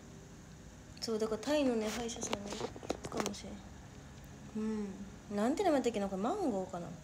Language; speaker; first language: Japanese; native; Japanese